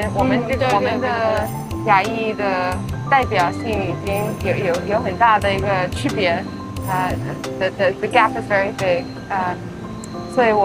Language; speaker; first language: Chinese; early bilingual, heritage; Chinese